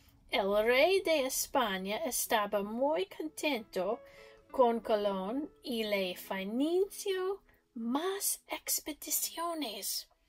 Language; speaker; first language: Spanish; non-native, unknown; English